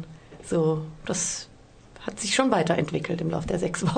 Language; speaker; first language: German; native; German